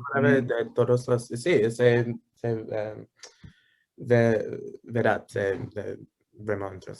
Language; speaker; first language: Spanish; non-native, learner; English